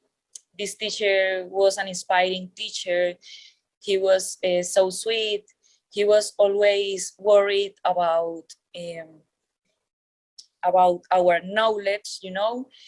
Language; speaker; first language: English; non-native, learner; Spanish